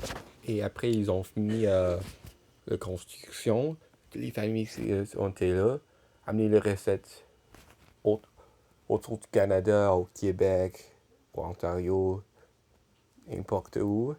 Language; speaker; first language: French; non-native, local second language; English